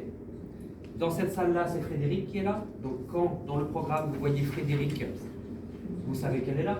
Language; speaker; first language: French; native; French